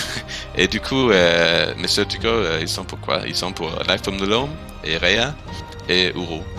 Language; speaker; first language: French; non-native, fluent; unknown